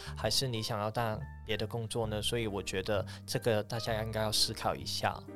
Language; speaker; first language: Chinese; non-native, fluent; Cantonese